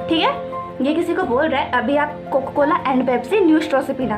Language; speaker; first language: Hindi; native; Hindi